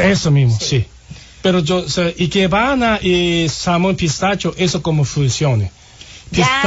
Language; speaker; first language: Spanish; non-native, learner; Japanese